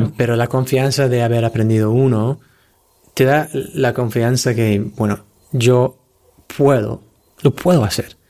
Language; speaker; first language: Spanish; non-native, fluent; English